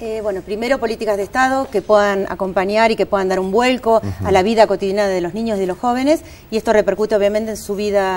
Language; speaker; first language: Spanish; native; Spanish